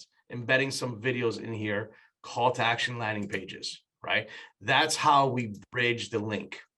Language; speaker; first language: English; native; English